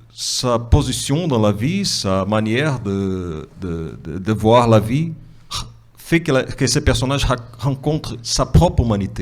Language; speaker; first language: French; non-native, fluent; Portuguese